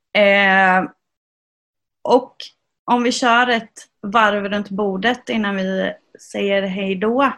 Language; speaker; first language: Swedish; native; Swedish